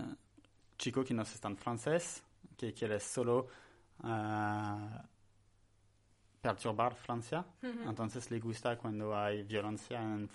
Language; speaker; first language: Spanish; non-native, learner; French